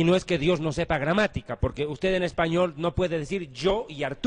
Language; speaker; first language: Spanish; native; Spanish